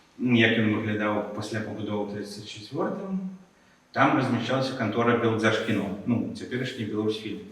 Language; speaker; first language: Belarusian; non-native, local second language; Russian